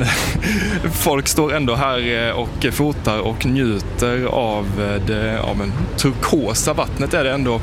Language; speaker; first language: Swedish; native; Swedish